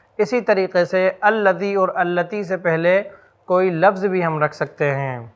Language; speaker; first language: Urdu; native; Urdu